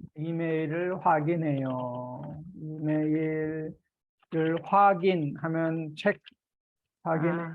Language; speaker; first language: Korean; native; Korean